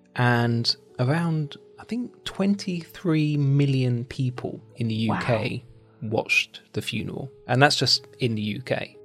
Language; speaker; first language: English; native; English